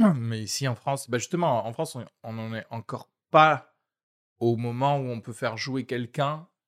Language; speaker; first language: French; early bilingual, other home language; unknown